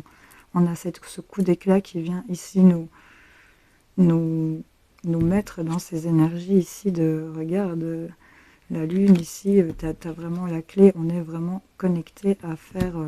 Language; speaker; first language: French; native; French